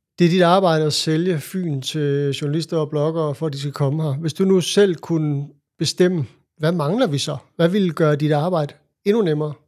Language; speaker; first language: Danish; native; Danish